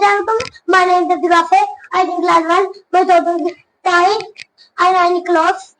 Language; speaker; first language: English; non-native, learner; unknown